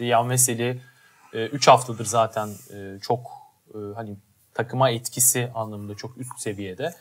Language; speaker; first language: Turkish; native; Turkish